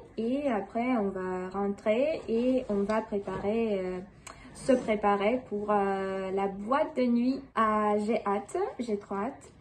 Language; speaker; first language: French; non-native, fluent; Russian